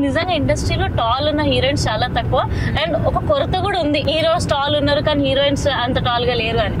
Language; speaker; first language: Telugu; native; Telugu